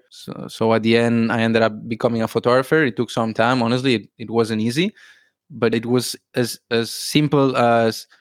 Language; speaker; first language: English; non-native, fluent; Spanish